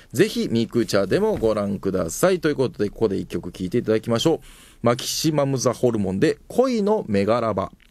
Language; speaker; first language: Japanese; native; Japanese